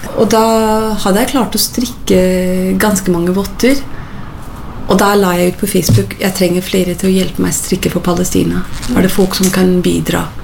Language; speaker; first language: Norwegian; non-native, fluent; English